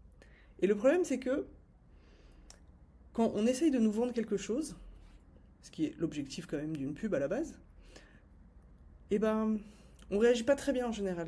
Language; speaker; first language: French; native; French